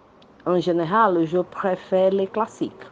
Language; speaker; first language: French; non-native, learner; Portuguese